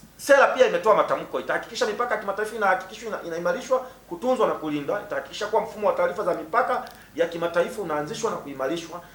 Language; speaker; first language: Swahili; native; Swahili